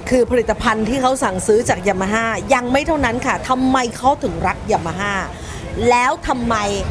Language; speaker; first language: Thai; native; Thai